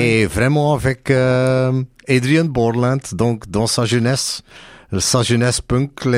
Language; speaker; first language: French; non-native, local second language; Dutch